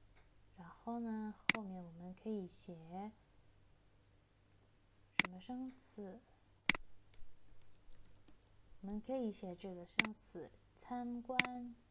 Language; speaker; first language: Chinese; non-native, fluent; Indonesian